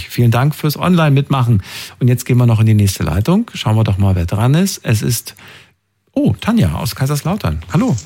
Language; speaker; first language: German; native; German